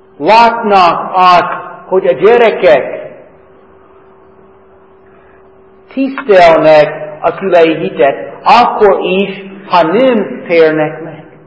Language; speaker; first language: Hungarian; non-native, fluent; English